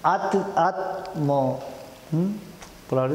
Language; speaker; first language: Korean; non-native, fluent; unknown